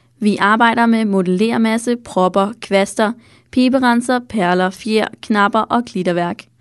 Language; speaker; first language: Danish; native; Danish